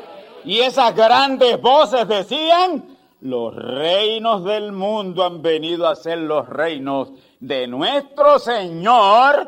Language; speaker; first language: Spanish; native; Spanish